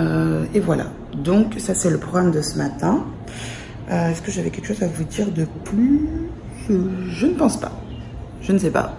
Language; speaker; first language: French; native; French